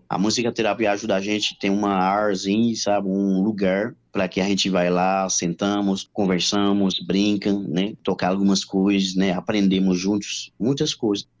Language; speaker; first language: Portuguese; non-native, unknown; Haitian Creole